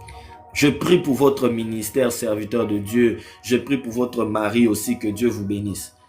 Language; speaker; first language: French; non-native, local second language; Lingala